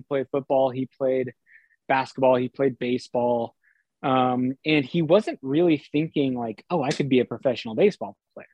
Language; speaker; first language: English; native; English